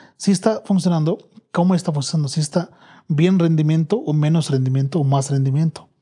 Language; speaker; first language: Spanish; non-native, fluent; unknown